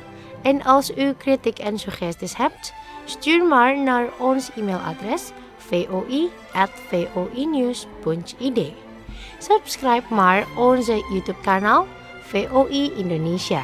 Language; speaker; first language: Dutch; non-native, fluent; Indonesian